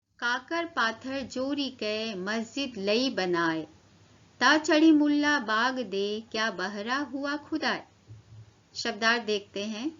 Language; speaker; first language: Hindi; native; Hindi